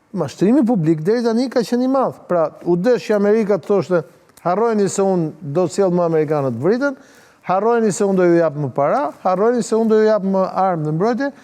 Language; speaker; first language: Albanian; native; Albanian